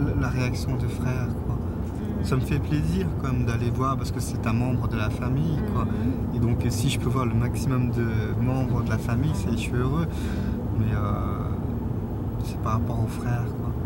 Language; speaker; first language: French; early bilingual, other home language; Korean